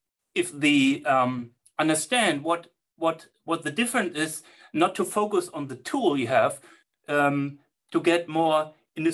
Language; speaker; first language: English; non-native, fluent; German